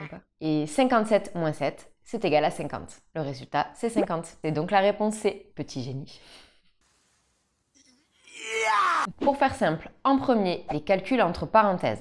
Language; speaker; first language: French; native; French